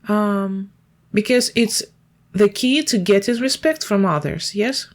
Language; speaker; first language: English; non-native, fluent; Ukrainian